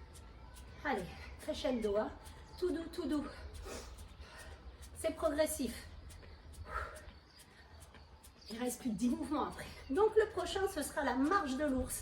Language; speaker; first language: French; native; French